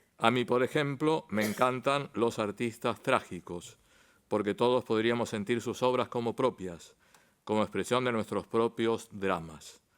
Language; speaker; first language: Spanish; native; Spanish